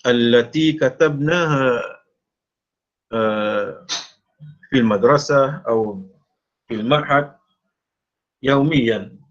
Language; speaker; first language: Arabic; non-native, fluent; Malay